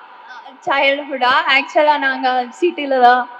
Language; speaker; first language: Tamil; non-native, fluent; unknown